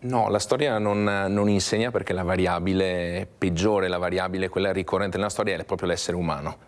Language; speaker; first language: Italian; native; Italian